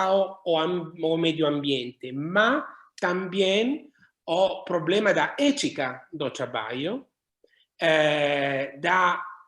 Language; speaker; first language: Portuguese; non-native, learner; Italian